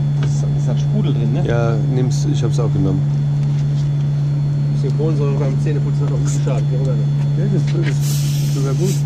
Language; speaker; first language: German; native; German